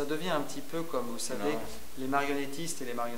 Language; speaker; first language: French; native; French